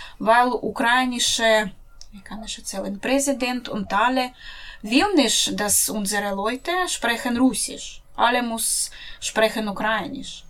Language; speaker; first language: German; non-native, learner; Russian